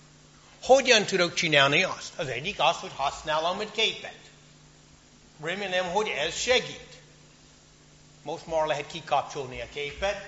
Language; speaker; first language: Hungarian; non-native, fluent; English